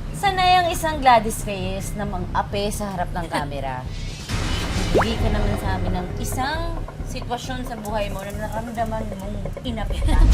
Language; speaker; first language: Filipino; native; Filipino